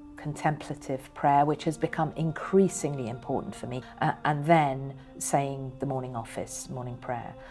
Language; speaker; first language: English; early bilingual, other home language; Persian